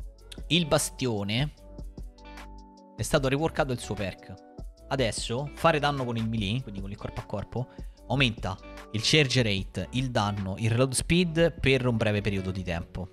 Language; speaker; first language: Italian; native; Italian